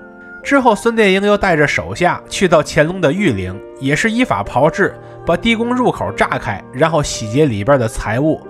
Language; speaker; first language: Chinese; native; Chinese